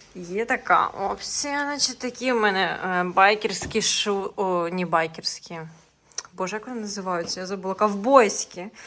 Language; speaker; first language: Ukrainian; non-native, local second language; Russian